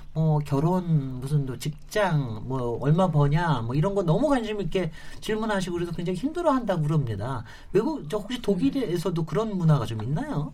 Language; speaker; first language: Korean; native; Korean